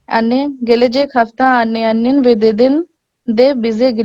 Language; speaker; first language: Turkish; non-native, learner; Urdu